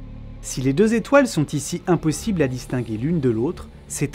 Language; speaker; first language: French; native; French